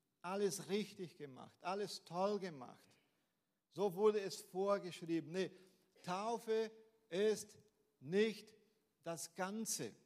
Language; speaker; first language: German; non-native, fluent; Portuguese